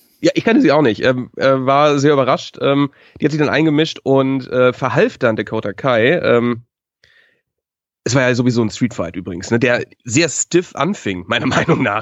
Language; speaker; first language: German; native; German